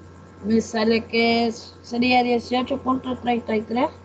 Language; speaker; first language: Spanish; native; Spanish